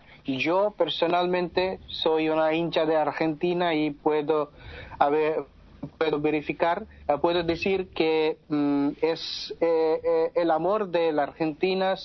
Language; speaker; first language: Spanish; non-native, fluent; Bangla